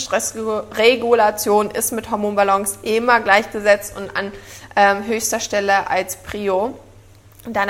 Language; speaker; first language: German; native; German